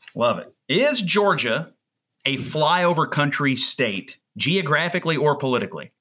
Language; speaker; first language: English; native; English